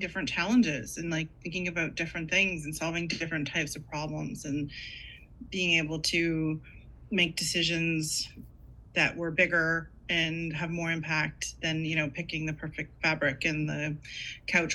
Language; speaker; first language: English; native; English